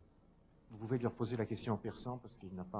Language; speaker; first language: French; native; French